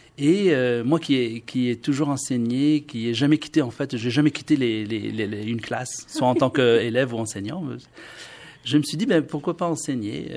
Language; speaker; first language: French; non-native, local second language; Arabic